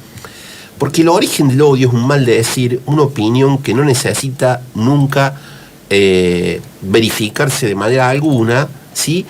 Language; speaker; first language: Spanish; native; Spanish